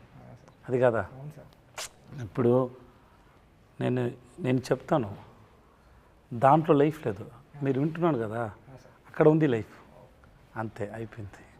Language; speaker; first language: Telugu; non-native, learner; Tamil